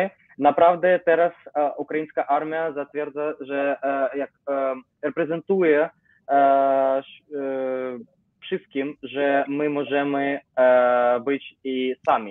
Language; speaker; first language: Polish; non-native, learner; Ukrainian